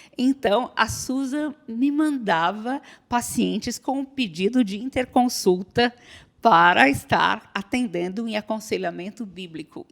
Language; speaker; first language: Portuguese; native; Portuguese